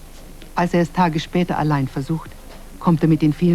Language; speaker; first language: German; native; German